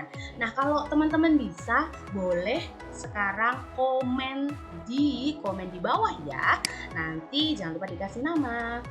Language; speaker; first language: Indonesian; native; Indonesian